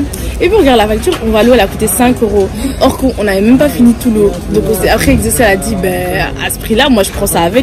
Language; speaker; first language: French; native; French